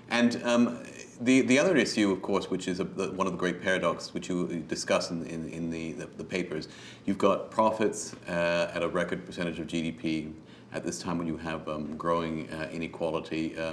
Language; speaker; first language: English; native; English